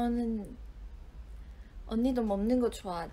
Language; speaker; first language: Korean; non-native, fluent; Chinese